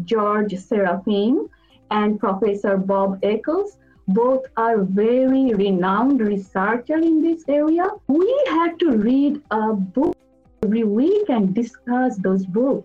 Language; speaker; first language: English; non-native, local second language; Bangla